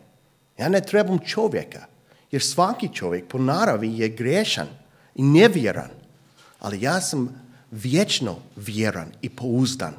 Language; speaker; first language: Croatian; non-native, fluent; English